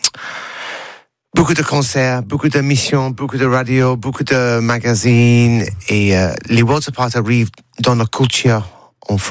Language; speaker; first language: French; non-native, learner; English